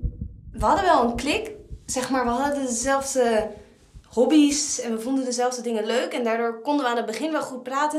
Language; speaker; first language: Dutch; native; Dutch